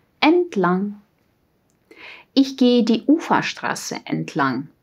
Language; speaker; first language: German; non-native, fluent; Russian